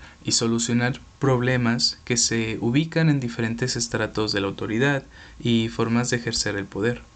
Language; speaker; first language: Spanish; native; Spanish